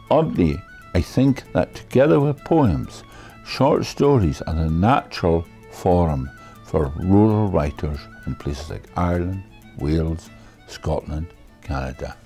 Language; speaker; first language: English; native; English